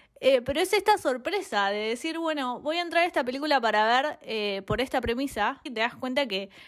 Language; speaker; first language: Spanish; native; Spanish